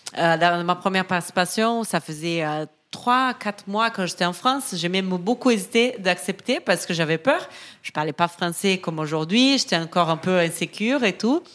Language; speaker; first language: French; non-native, fluent; Portuguese